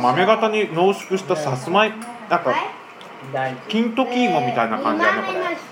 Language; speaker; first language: Japanese; native; Japanese